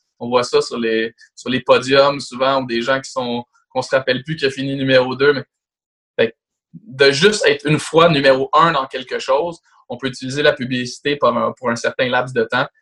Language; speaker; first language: French; native; French